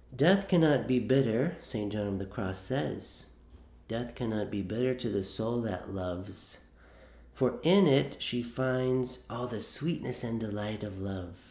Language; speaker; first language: English; native; English